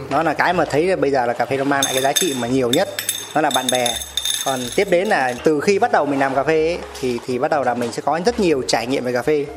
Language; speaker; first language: Vietnamese; native; Vietnamese